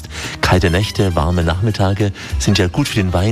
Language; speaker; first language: German; native; German